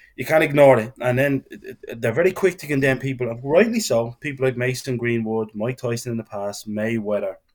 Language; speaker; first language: English; native; English